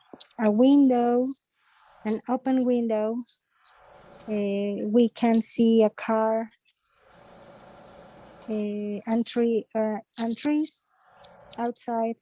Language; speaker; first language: English; non-native, learner; Spanish